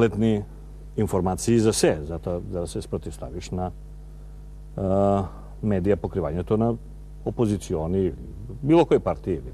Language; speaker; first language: Macedonian; native; Macedonian